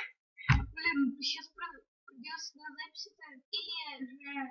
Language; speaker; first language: Russian; native; Russian